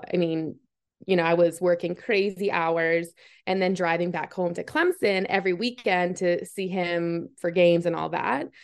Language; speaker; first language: English; native; English